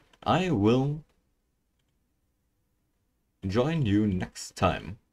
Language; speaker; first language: English; non-native, fluent; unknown